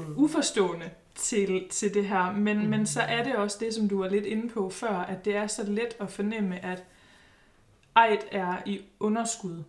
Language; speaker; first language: Danish; native; Danish